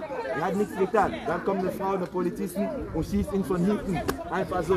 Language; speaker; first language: German; non-native, fluent; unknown